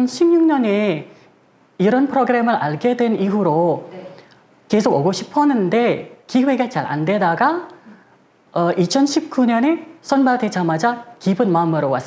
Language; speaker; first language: Korean; non-native, fluent; Indonesian